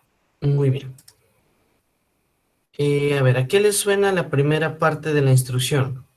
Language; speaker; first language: Spanish; native; Spanish